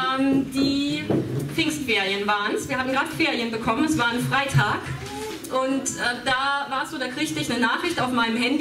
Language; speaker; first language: German; native; German